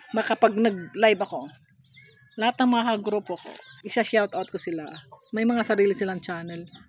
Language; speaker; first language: Filipino; non-native, local second language; Hiligaynon